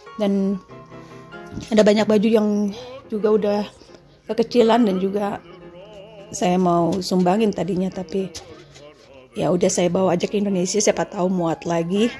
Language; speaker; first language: Indonesian; native; Indonesian